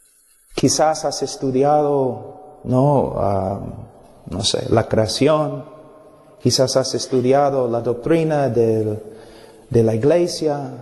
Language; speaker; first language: Spanish; non-native, fluent; English